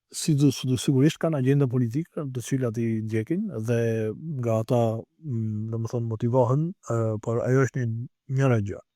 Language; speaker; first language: Albanian; native; Albanian